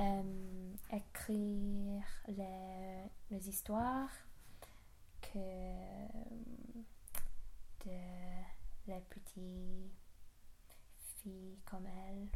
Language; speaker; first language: French; non-native, learner; English